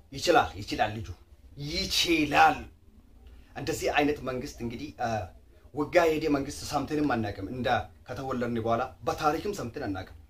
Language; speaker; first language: Amharic; non-native, local second language; Oromo